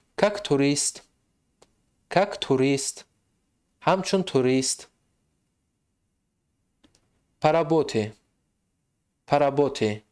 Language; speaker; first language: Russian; non-native, fluent; Tajik